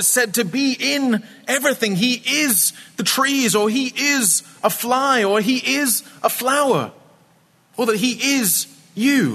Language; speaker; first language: English; native; English